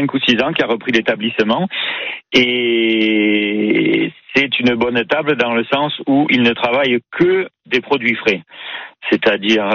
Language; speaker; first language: French; native; French